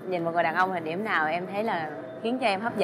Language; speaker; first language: Vietnamese; native; Vietnamese